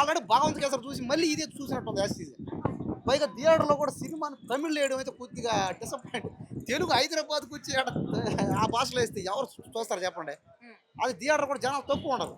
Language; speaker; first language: Telugu; native; Telugu